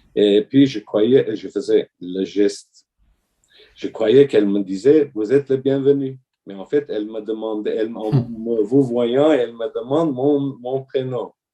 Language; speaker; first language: French; non-native, fluent; Armenian